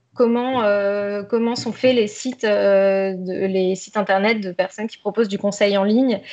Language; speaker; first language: French; native; French